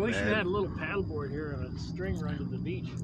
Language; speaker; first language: English; native; English